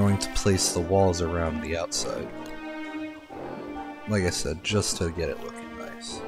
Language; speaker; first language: English; native; English